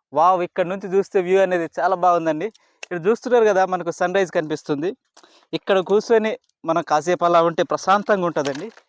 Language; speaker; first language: Telugu; non-native, local second language; Koya